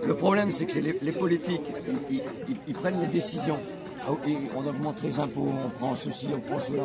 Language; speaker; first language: French; native; French